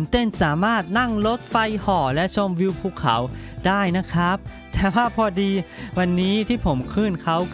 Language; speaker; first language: Thai; early bilingual, heritage; Thai